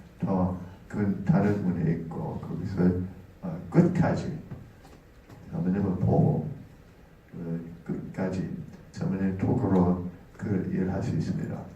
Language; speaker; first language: Korean; non-native, learner; English